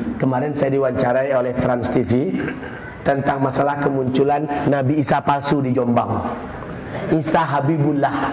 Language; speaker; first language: Indonesian; non-native, local second language; Minangkabau